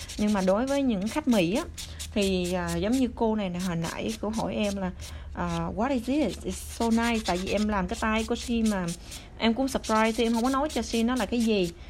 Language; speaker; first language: Vietnamese; early bilingual, other home language; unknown